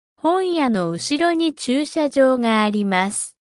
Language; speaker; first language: Japanese; non-native, fluent; Korean